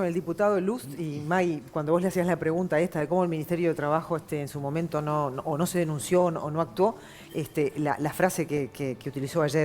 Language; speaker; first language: Spanish; native; Spanish